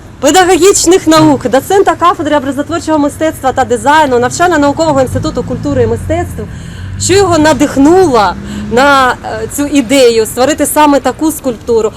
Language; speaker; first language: Ukrainian; native; Ukrainian